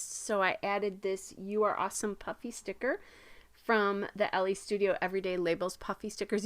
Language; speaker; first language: English; native; English